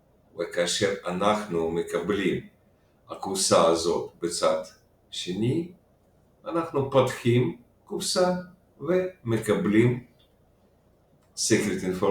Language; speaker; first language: Hebrew; non-native, fluent; Russian